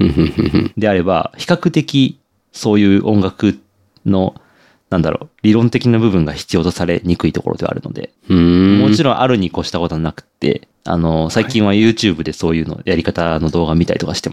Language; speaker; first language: Japanese; native; Japanese